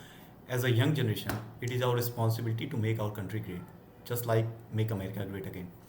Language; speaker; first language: English; non-native, local second language; Hindi